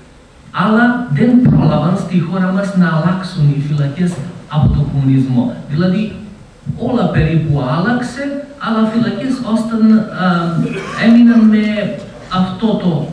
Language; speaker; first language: Greek; non-native, fluent; Macedonian